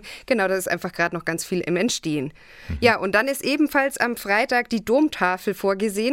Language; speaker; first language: German; native; German